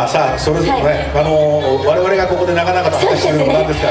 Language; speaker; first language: Japanese; native; Japanese